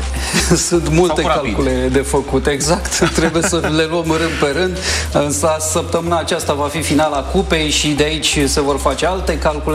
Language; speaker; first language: Romanian; native; Romanian